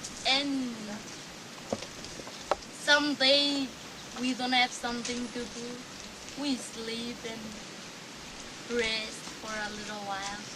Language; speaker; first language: English; non-native, learner; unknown